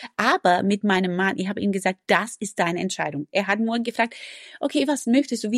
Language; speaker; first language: German; non-native, fluent; Romanian